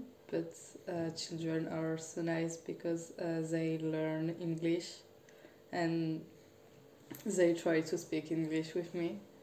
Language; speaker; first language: English; non-native, learner; French